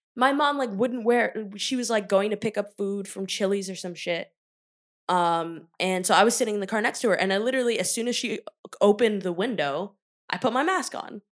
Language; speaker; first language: English; native; English